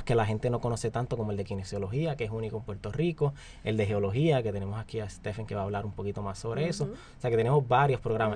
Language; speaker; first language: Spanish; native; Spanish